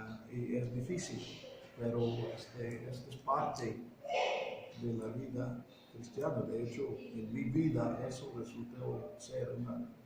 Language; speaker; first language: Spanish; non-native, fluent; English